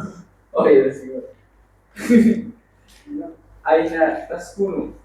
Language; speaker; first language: Arabic; non-native, learner; Indonesian